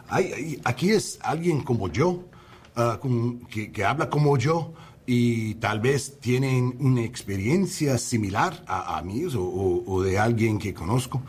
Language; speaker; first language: Spanish; non-native, learner; English